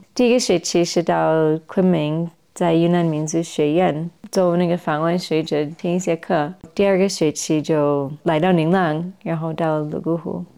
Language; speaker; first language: Chinese; non-native, fluent; English